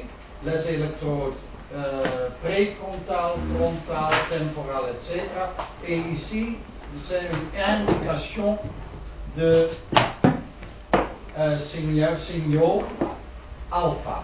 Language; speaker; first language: French; non-native, learner; Dutch